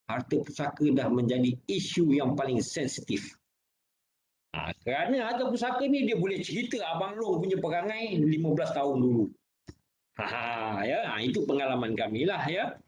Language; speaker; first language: Malay; native; Malay